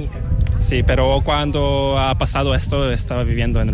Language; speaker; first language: Spanish; non-native, fluent; Korean